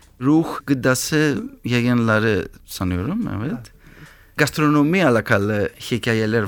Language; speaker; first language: Turkish; non-native, learner; Greek